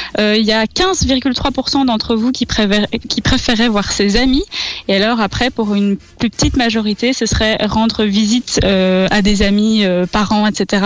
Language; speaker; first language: French; native; French